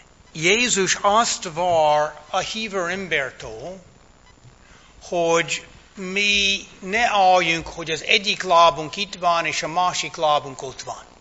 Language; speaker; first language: Hungarian; non-native, fluent; English